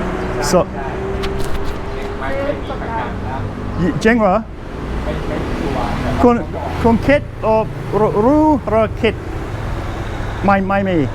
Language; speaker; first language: Thai; non-native, learner; English